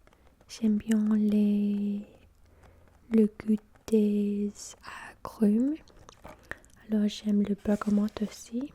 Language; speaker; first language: French; non-native, fluent; English